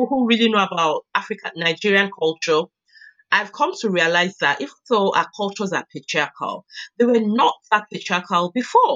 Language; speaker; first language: English; non-native, local second language; Yoruba